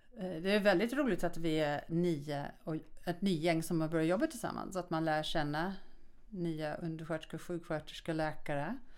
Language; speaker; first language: Swedish; non-native, fluent; English